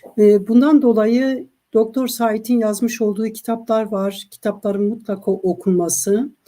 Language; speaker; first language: Turkish; non-native, local second language; Kurdish